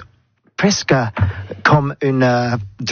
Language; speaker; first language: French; non-native, learner; English